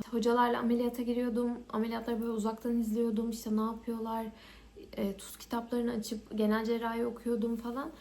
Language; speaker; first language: Turkish; early bilingual, heritage; Turkish